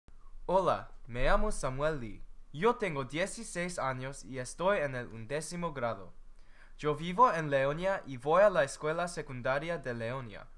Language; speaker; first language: Spanish; non-native, learner; English